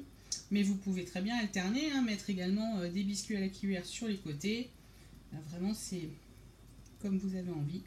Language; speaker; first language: French; native; French